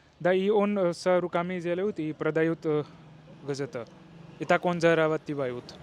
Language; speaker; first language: Russian; non-native, learner; Hindi